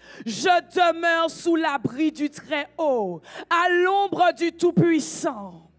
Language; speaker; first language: French; native; French